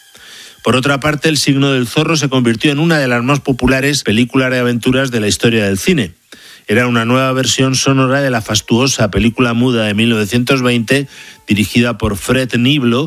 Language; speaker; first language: Spanish; native; Spanish